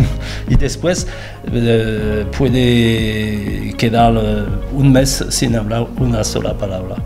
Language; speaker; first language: Spanish; non-native, fluent; French